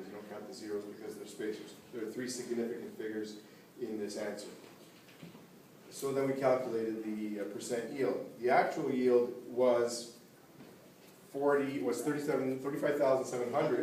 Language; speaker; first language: English; native; English